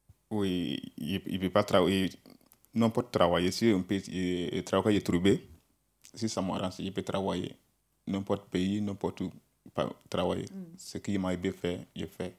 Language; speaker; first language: French; non-native, learner; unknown